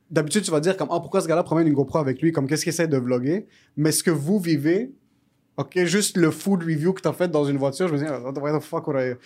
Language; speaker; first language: French; early bilingual, other home language; Arabic